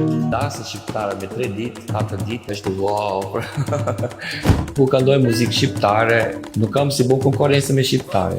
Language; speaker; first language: Albanian; non-native, learner; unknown